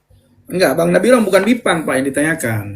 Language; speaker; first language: Indonesian; native; Indonesian